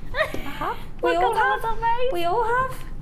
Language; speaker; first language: English; native; English